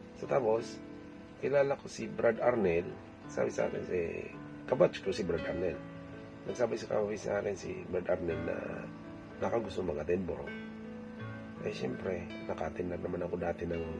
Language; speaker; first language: Filipino; non-native, local second language; Bikol